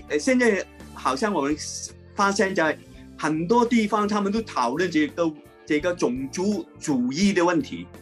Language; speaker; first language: Chinese; non-native, local second language; Cantonese